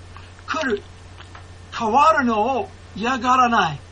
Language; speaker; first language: Japanese; non-native, fluent; English